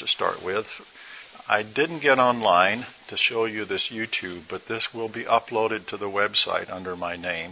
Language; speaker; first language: English; native; English